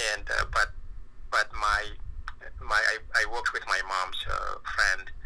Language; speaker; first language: English; non-native, fluent; French